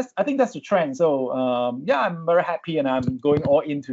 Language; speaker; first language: English; non-native, local second language; Cantonese